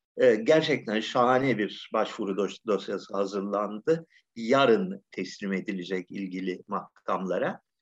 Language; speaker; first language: Turkish; native; Turkish